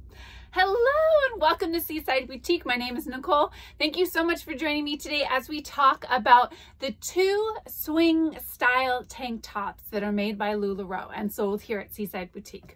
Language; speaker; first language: English; native; English